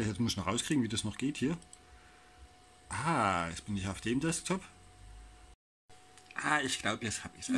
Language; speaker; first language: German; native; German